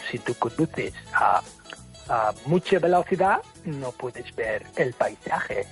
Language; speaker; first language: Spanish; non-native, fluent; English